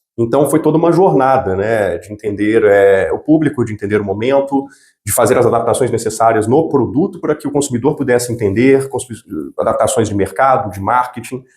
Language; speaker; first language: Portuguese; native; Portuguese